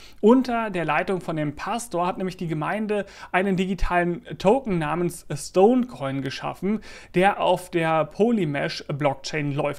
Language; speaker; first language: German; native; German